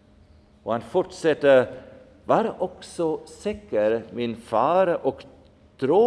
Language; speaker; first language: Swedish; non-native, fluent; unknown